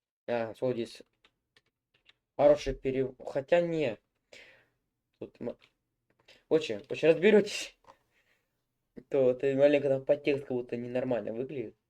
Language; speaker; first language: Russian; native; Russian